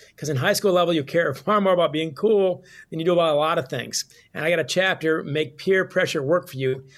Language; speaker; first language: English; native; English